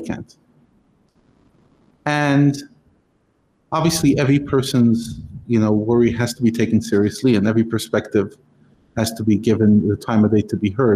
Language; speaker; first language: English; native; English